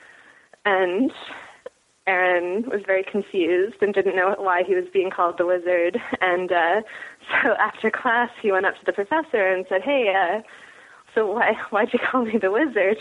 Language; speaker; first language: English; native; English